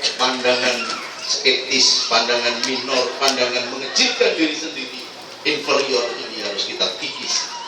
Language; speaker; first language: Indonesian; non-native, local second language; Javanese